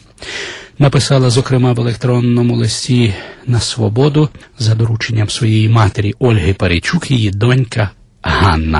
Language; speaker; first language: Ukrainian; native; Ukrainian